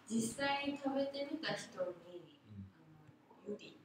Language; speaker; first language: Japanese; non-native, learner; Korean